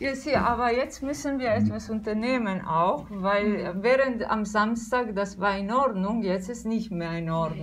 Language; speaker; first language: German; non-native, learner; Italian